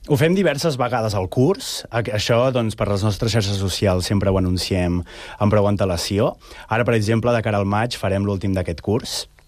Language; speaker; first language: Catalan; native; Catalan